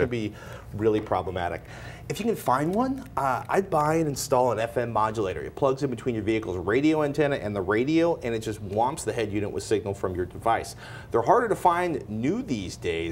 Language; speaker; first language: English; native; English